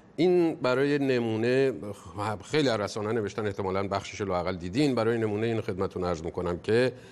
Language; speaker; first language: Persian; native; Persian